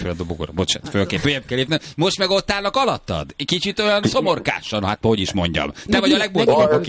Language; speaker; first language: Hungarian; native; Hungarian